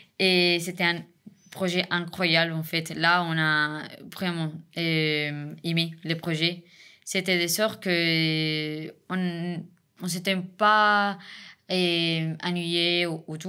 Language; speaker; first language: French; non-native, fluent; Spanish